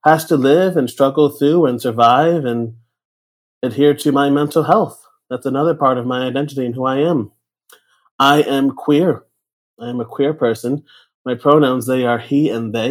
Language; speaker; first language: English; native; English